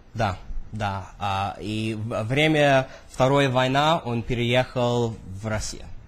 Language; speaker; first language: Russian; early bilingual, heritage; Russian